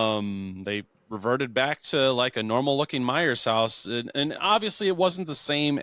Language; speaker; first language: English; native; English